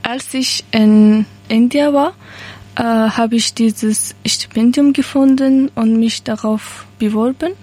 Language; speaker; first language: German; non-native, learner; Persian